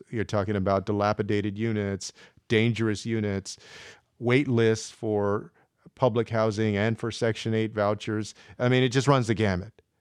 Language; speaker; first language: English; native; English